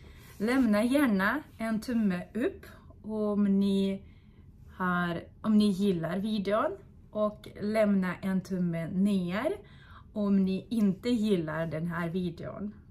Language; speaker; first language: Swedish; non-native, fluent; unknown